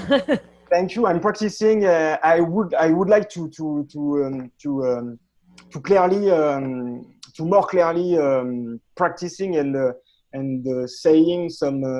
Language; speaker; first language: English; non-native, learner; French